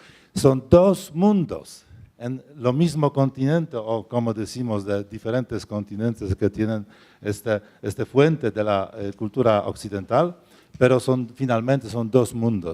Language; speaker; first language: Spanish; non-native, fluent; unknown